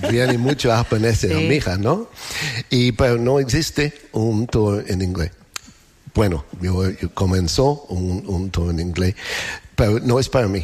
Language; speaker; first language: Spanish; non-native, learner; English